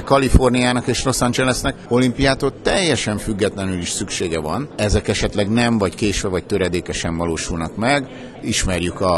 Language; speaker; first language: Hungarian; native; Hungarian